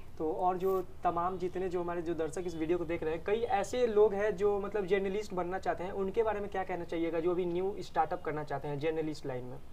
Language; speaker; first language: Hindi; native; Hindi